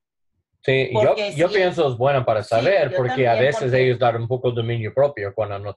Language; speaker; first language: Spanish; non-native, learner; English